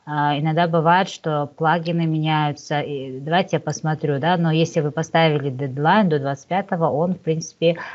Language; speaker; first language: Russian; non-native, local second language; Kazakh